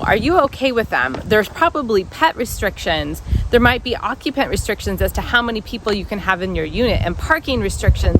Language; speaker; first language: English; native; English